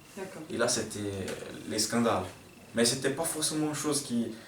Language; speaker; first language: French; non-native, fluent; Portuguese